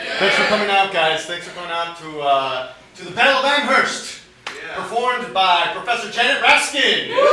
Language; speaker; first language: English; native; English